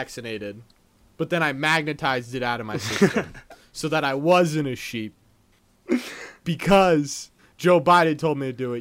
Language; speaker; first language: English; native; English